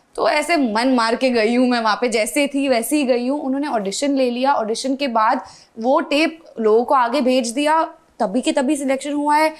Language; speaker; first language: Hindi; non-native, local second language; English